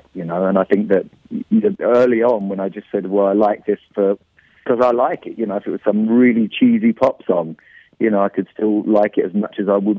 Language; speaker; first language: English; native; English